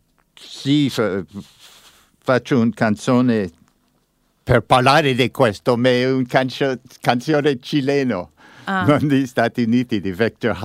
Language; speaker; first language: Italian; non-native, learner; English